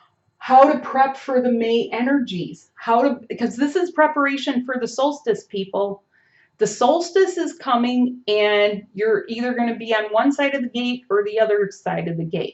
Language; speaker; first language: English; native; English